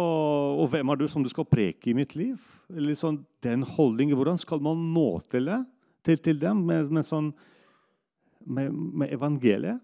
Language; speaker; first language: Norwegian; non-native, fluent; Russian